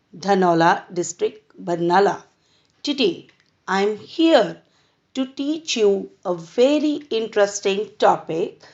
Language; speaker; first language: English; non-native, local second language; Punjabi